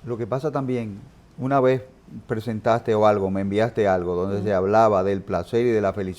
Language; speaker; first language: Spanish; native; Spanish